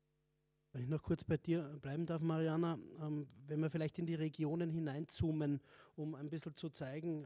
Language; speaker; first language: German; native; German